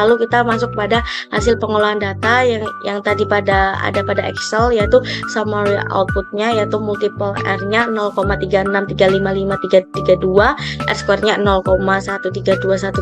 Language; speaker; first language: Indonesian; native; Indonesian